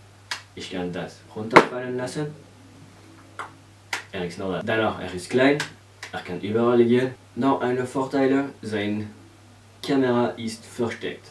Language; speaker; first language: German; non-native, learner; French